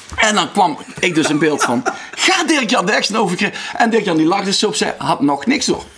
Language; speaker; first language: Dutch; native; Dutch